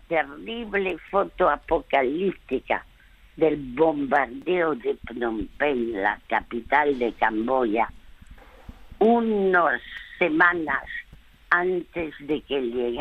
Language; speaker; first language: Spanish; early bilingual, other home language; French